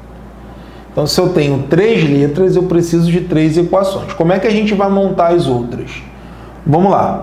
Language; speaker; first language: Portuguese; native; Portuguese